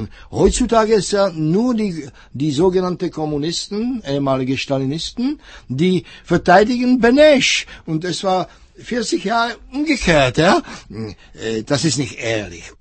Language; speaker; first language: German; non-native, fluent; Czech